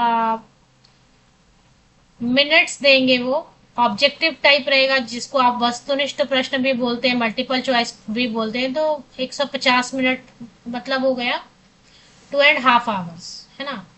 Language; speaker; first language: Hindi; native; Hindi